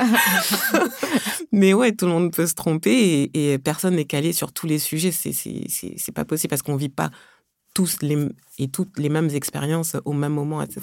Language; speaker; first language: French; early bilingual, other home language; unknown